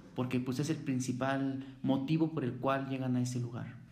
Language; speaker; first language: Spanish; native; Spanish